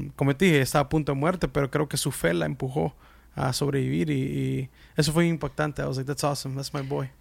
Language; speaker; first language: Spanish; early bilingual, heritage; Spanish